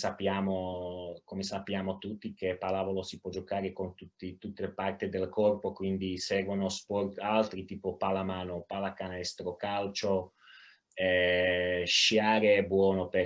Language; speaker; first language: Italian; non-native, fluent; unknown